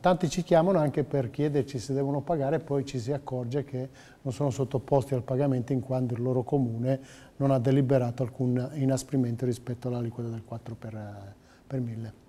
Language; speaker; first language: Italian; native; Italian